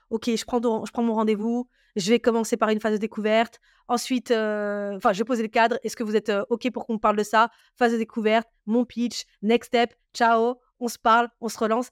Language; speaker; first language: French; native; French